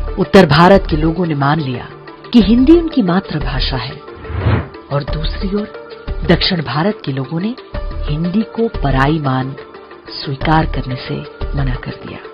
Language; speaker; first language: Hindi; native; Hindi